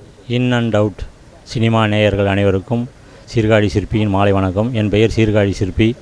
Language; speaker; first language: Tamil; native; Tamil